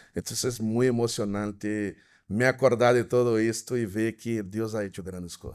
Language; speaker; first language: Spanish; non-native, fluent; Portuguese